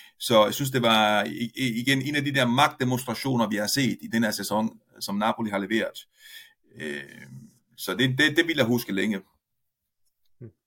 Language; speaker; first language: Danish; non-native, fluent; Italian